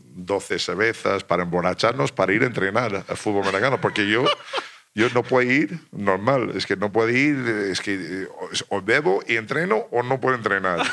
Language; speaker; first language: Spanish; non-native, fluent; English